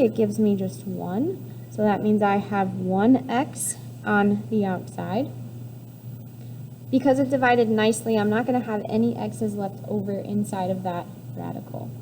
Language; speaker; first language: English; native; English